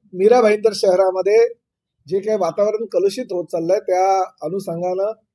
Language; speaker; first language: Marathi; native; Marathi